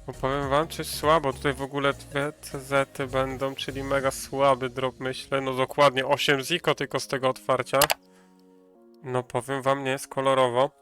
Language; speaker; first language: Polish; native; Polish